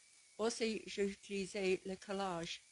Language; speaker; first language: French; non-native, learner; English